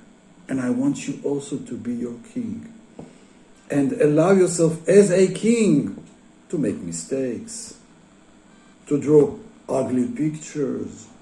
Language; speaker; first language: English; non-native, fluent; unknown